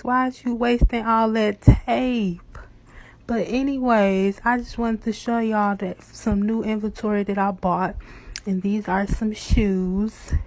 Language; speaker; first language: English; native; English